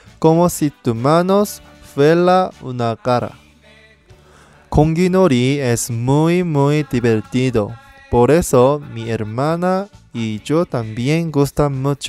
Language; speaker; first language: Spanish; non-native, learner; Korean